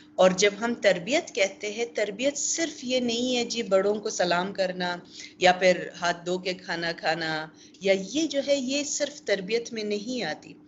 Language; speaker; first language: Urdu; non-native, local second language; Pashto